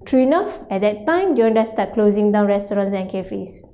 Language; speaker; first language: English; non-native, local second language; Malay